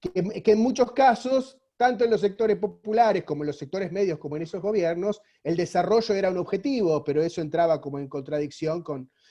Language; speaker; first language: Spanish; native; Spanish